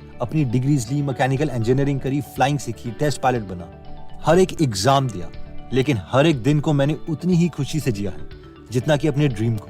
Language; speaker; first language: Hindi; native; Hindi